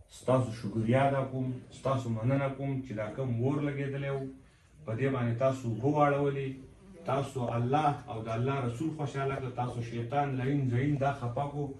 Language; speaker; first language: Pashto; non-native, local second language; Gujari